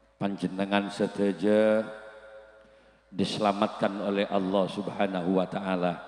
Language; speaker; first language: Indonesian; non-native, local second language; Madurese